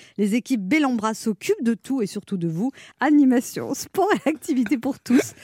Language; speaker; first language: French; native; French